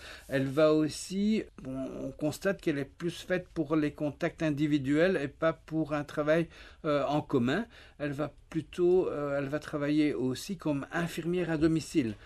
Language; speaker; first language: French; native; French